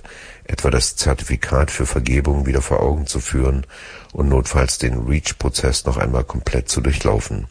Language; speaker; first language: German; native; German